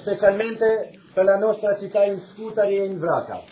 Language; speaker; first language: Italian; non-native, fluent; Albanian